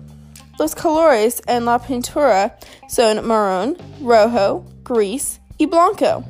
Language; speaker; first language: Spanish; non-native, learner; English